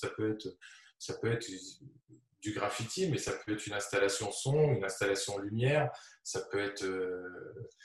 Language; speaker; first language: French; native; French